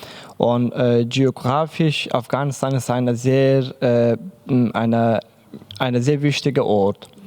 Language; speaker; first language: German; non-native, learner; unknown